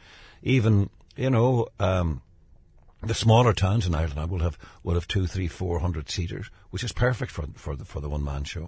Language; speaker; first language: English; native; English